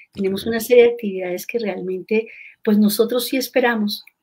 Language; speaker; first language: Spanish; native; Spanish